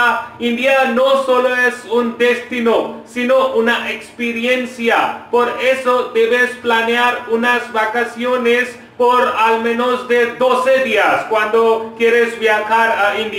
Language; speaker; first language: Spanish; non-native, fluent; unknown